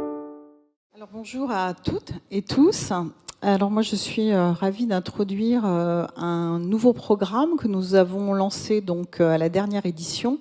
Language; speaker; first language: French; native; French